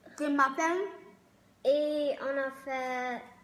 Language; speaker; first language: French; non-native, learner; English